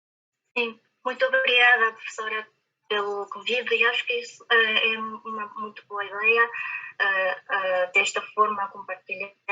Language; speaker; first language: Portuguese; non-native, fluent; Chinese